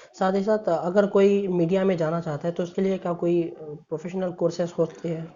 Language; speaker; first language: Urdu; native; Urdu